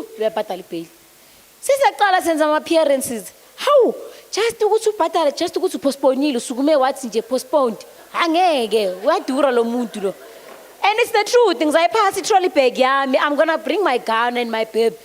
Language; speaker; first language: Zulu; native; Zulu